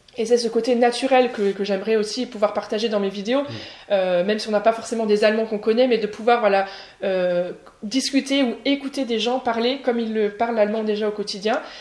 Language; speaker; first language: French; native; French